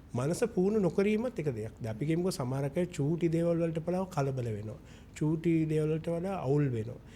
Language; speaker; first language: Sinhala; non-native, local second language; Malay